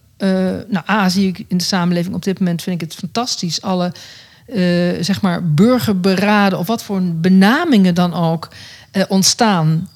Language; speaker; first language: Dutch; native; Dutch